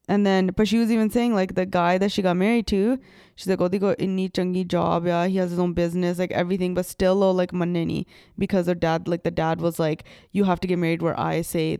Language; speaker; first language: English; early bilingual, other home language; Punjabi